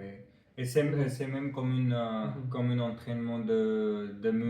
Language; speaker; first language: French; non-native, fluent; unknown